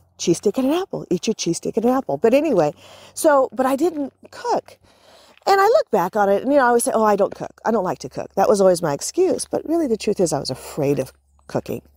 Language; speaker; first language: English; native; English